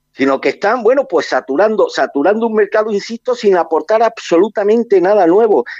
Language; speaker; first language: Spanish; native; Spanish